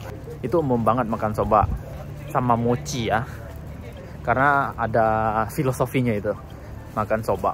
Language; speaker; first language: Indonesian; native; Indonesian